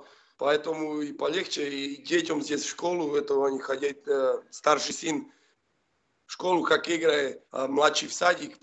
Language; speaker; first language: Russian; non-native, fluent; Slovak